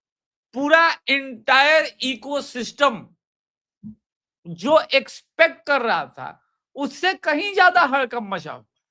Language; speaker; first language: Hindi; native; Hindi